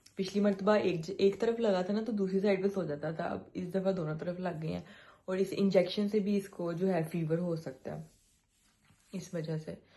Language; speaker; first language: Urdu; native; Urdu